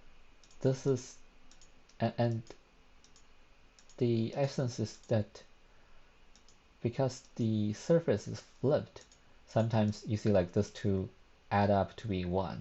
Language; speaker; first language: English; non-native, fluent; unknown